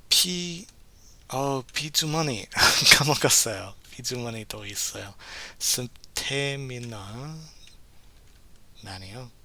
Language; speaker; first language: Korean; non-native, learner; English